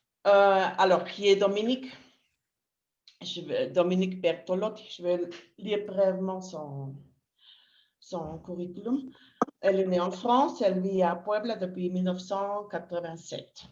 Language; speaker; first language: French; non-native, fluent; Spanish